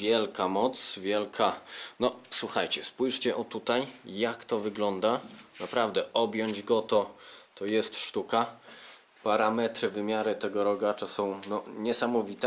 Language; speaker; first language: Polish; native; Polish